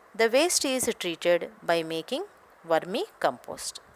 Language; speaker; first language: English; non-native, local second language; Telugu